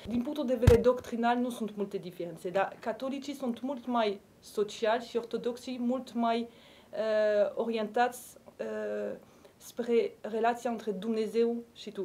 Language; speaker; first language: Romanian; non-native, fluent; French